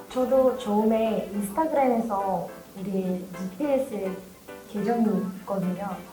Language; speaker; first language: Korean; non-native, fluent; Russian